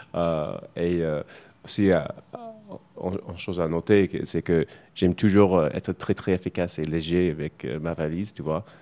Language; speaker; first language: French; non-native, fluent; English